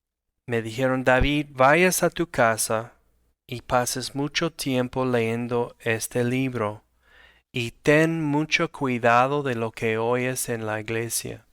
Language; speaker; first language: Spanish; non-native, fluent; English